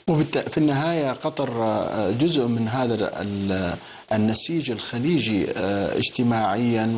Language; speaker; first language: Arabic; native; Arabic